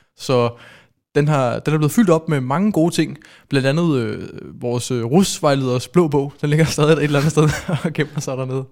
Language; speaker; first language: Danish; native; Danish